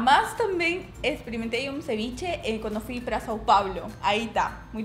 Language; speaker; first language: Portuguese; non-native, learner; Spanish